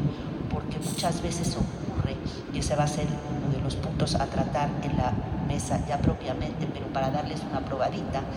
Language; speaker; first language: Spanish; native; Spanish